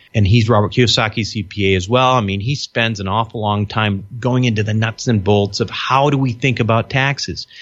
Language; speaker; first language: English; native; English